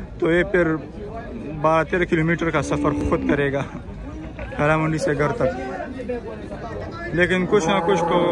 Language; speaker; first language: Urdu; non-native, local second language; Pashto